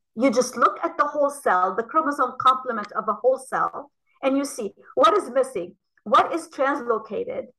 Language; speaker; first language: English; non-native, fluent; Arabic